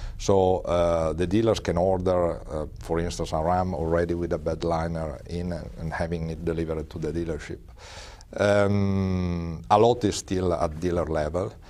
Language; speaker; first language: English; non-native, fluent; Italian